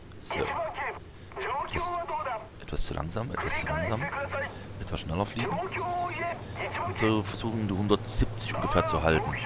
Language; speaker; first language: German; native; German